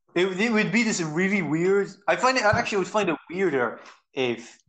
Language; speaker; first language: English; native; English